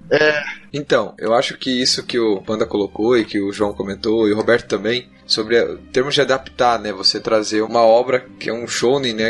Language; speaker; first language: Portuguese; native; Portuguese